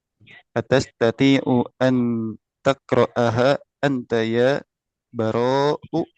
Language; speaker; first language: Arabic; non-native, learner; Indonesian